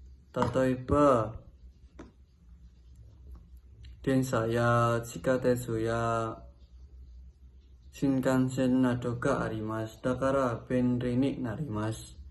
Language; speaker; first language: Japanese; non-native, learner; Indonesian